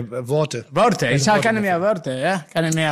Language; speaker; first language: German; non-native, learner; Italian